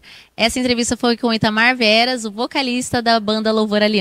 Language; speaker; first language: Portuguese; native; Portuguese